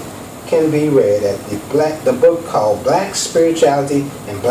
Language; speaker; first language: English; native; English